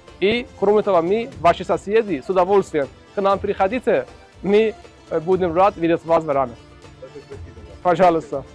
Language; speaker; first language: Russian; non-native, fluent; Azerbaijani